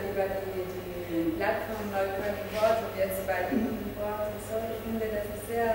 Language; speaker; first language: German; non-native, fluent; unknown